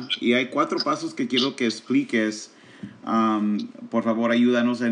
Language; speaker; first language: Spanish; early bilingual, heritage; Spanish